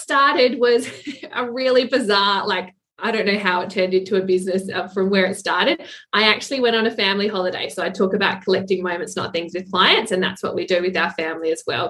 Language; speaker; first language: English; native; English